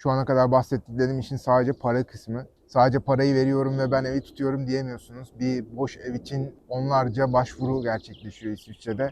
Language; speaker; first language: Turkish; native; Turkish